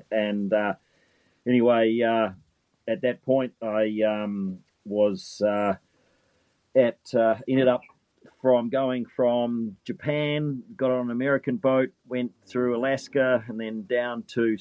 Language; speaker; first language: English; native; English